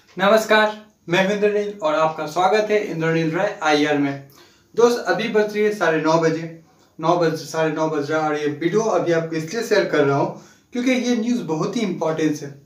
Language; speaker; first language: Hindi; non-native, local second language; Bangla